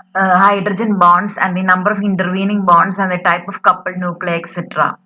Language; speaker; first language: English; non-native, local second language; Malayalam